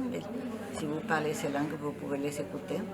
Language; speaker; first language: French; non-native, fluent; Spanish